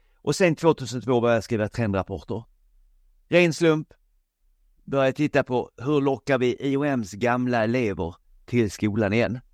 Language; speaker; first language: Swedish; native; Swedish